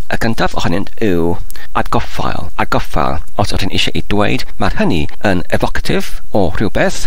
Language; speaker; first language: Welsh; non-native, learner; English